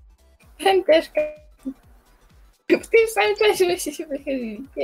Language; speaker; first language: Polish; native; Polish